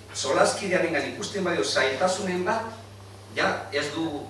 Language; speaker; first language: Basque; non-native, fluent; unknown